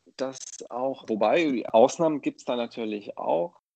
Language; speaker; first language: German; non-native, fluent; Bosnian